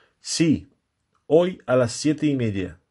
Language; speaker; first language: Spanish; non-native, fluent; Russian